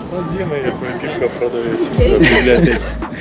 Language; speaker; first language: Polish; non-native, learner; Russian